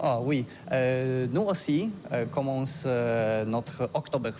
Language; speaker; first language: French; non-native, learner; Polish